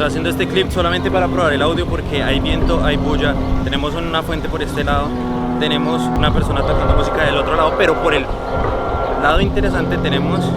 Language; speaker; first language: Spanish; native; Spanish